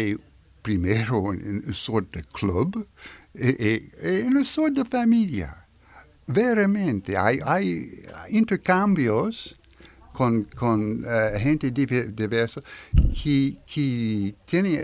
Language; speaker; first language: Spanish; non-native, learner; French